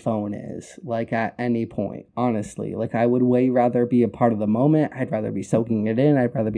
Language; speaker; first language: English; native; English